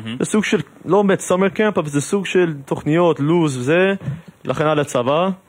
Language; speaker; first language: Hebrew; early bilingual, heritage; English